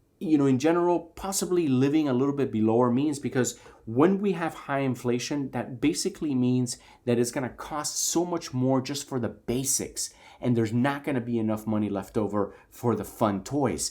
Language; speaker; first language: English; native; English